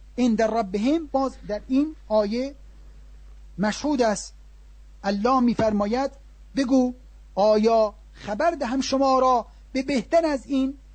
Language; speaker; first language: Persian; native; Persian